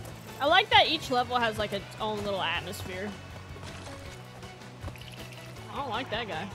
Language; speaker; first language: English; native; English